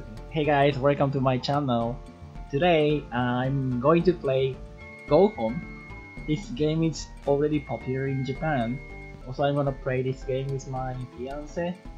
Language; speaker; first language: English; non-native, learner; Japanese